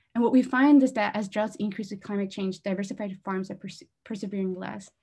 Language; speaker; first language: English; native; English